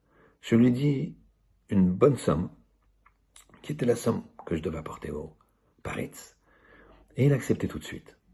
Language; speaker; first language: French; native; French